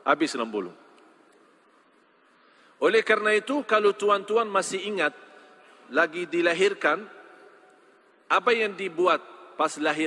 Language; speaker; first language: Indonesian; non-native, fluent; Arabic